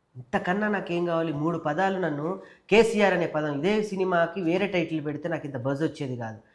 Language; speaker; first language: Telugu; native; Telugu